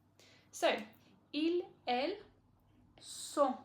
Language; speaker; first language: French; non-native, learner; English